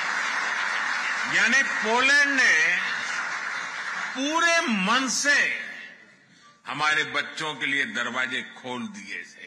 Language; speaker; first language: Hindi; non-native, local second language; Gujarati